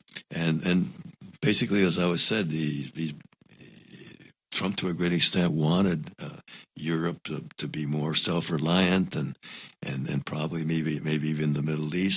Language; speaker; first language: English; non-native, local second language; Spanish